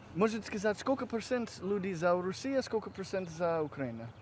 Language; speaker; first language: Russian; non-native, learner; English